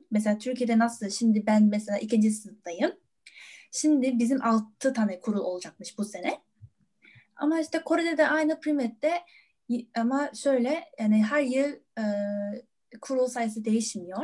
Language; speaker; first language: Turkish; non-native, fluent; Korean